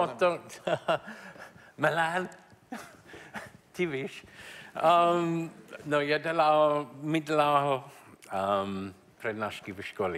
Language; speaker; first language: Czech; non-native, learner; English